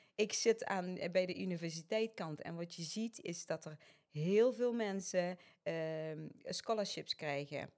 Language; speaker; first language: Dutch; early bilingual, other home language; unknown